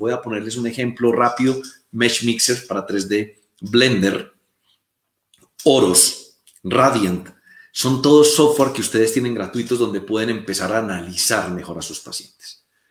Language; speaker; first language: Spanish; native; Spanish